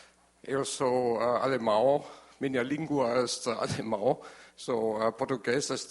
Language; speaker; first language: Portuguese; non-native, learner; German